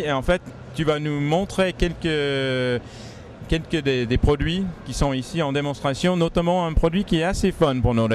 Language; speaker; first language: French; native; French